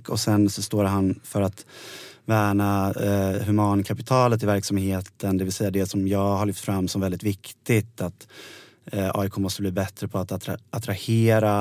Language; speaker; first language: Swedish; native; Swedish